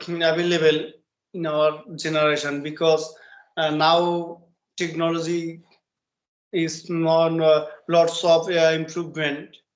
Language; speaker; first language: English; non-native, learner; Bangla